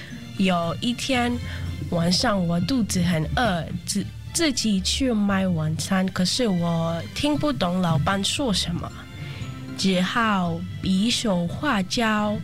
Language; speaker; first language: Chinese; non-native, fluent; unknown